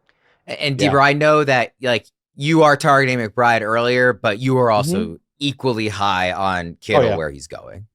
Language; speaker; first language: English; native; English